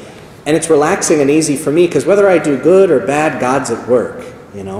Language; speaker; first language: English; native; English